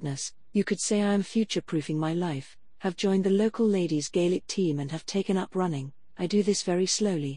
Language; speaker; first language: English; native; English